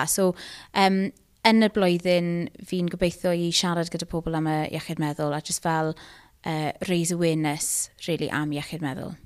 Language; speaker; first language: Welsh; non-native, local second language; English